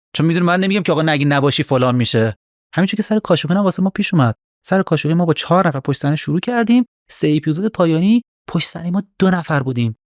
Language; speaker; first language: Persian; non-native, local second language; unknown